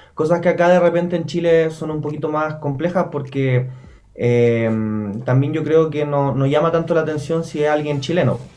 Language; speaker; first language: Spanish; native; Spanish